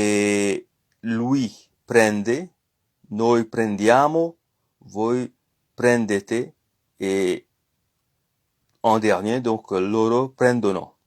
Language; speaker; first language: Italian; non-native, learner; French